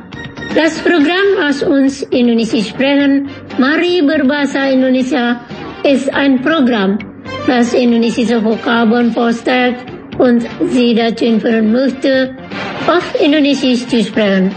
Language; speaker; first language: German; non-native, fluent; Indonesian